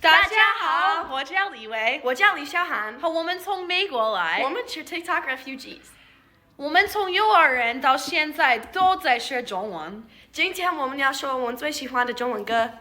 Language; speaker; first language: Chinese; non-native, learner; English